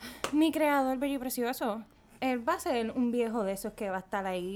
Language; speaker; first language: Spanish; native; Spanish